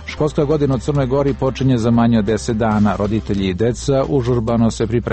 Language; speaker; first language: Serbian; native; Serbian